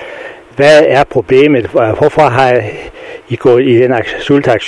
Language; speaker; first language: Danish; native; Danish